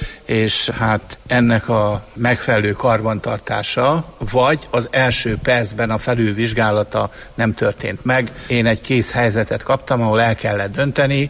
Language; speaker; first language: Hungarian; native; Hungarian